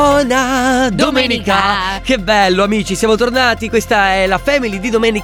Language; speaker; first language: Italian; native; Italian